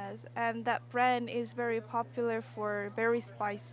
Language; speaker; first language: English; non-native, learner; Korean